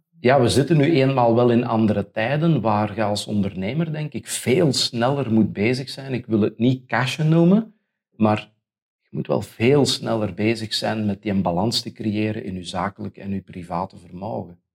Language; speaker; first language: Dutch; native; Dutch